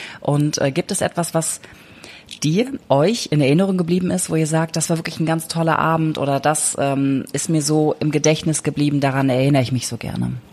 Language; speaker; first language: German; native; German